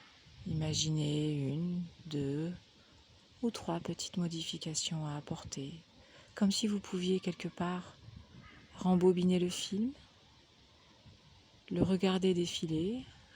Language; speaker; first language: French; native; French